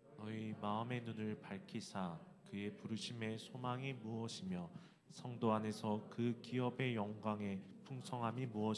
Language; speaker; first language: Korean; native; Korean